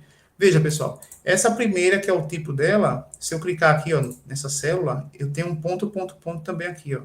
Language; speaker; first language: Portuguese; native; Portuguese